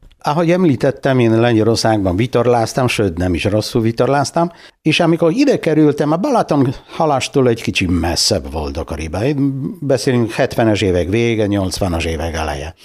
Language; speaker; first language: Hungarian; non-native, fluent; Polish